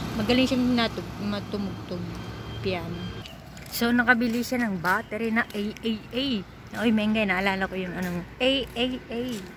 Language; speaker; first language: Filipino; non-native, local second language; Iloko